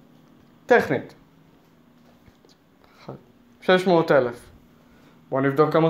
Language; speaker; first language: Hebrew; native; Hebrew